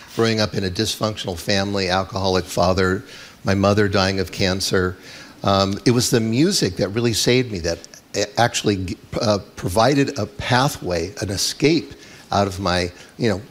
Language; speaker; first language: English; native; English